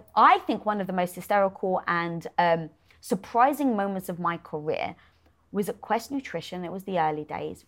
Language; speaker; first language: English; native; English